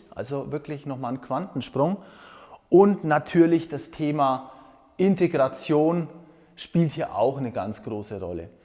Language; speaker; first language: German; native; German